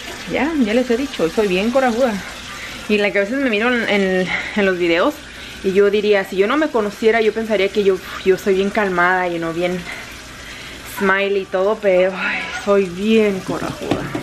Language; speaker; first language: Spanish; early bilingual, heritage; Spanish